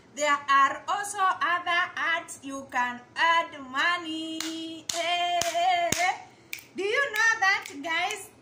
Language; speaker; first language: English; non-native, local second language; Kamba